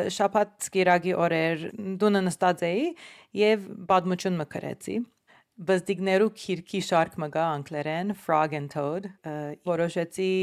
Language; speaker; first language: Armenian; early bilingual, heritage; Armenian